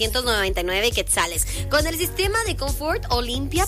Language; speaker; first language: Spanish; native; Spanish